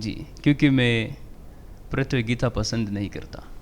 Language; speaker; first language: Hindi; non-native, fluent; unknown